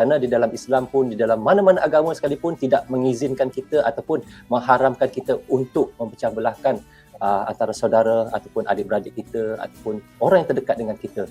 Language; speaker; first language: Malay; native; Malay